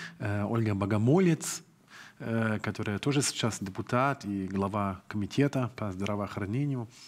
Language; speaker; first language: Russian; non-native, fluent; German